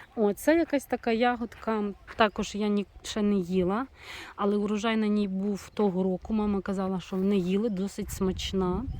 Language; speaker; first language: Ukrainian; non-native, local second language; Russian